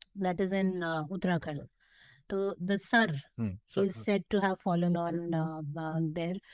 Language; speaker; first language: English; non-native, local second language; Hindi